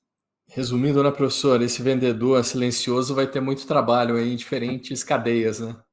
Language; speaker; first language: Portuguese; native; Portuguese